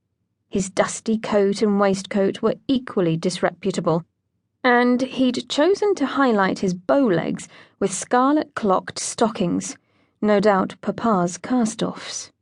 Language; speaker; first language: English; native; English